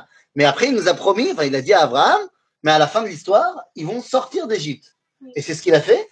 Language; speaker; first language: French; native; French